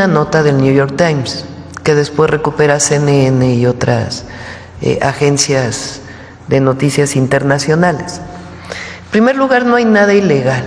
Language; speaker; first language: Spanish; native; Spanish